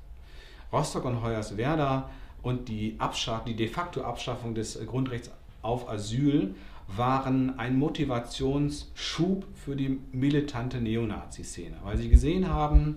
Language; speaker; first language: German; native; German